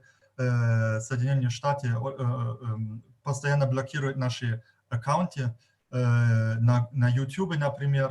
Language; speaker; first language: Russian; non-native, fluent; German